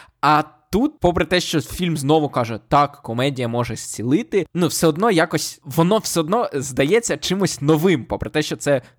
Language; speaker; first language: Ukrainian; native; Ukrainian